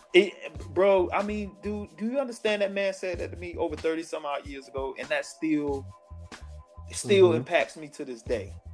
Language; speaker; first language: English; native; English